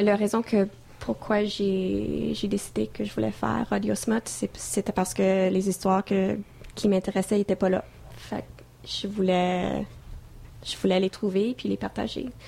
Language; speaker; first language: French; non-native, fluent; English